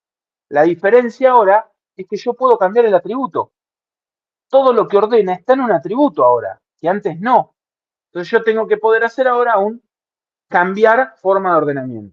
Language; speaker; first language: Spanish; native; Spanish